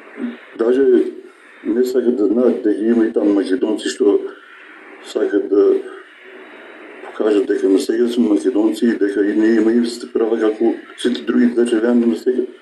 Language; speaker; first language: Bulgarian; non-native, local second language; Macedonian